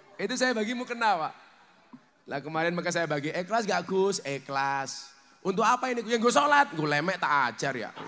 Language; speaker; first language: Indonesian; native; Indonesian